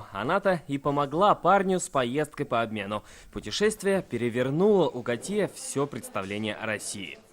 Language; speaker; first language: Russian; native; Russian